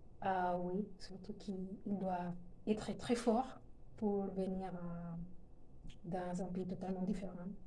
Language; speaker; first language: French; non-native, fluent; Spanish